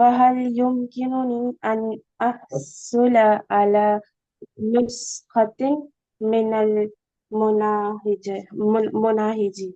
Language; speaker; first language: Arabic; non-native, learner; Urdu